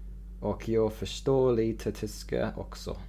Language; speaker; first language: Swedish; non-native, learner; English